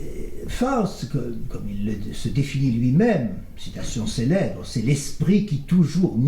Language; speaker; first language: French; native; French